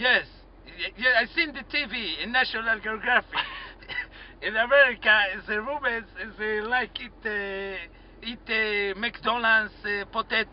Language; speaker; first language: English; non-native, learner; Hebrew